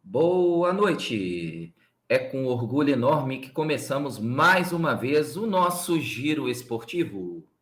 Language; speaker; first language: Portuguese; native; Portuguese